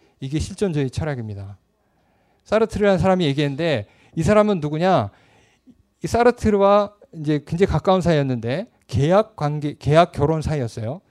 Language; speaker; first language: Korean; native; Korean